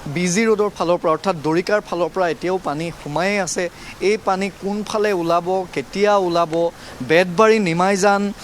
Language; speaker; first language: Assamese; native; Assamese